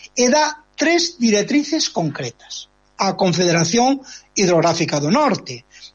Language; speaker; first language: Spanish; non-native, local second language; Galician